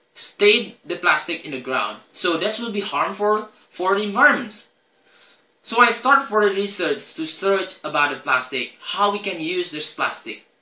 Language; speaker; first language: English; non-native, learner; Indonesian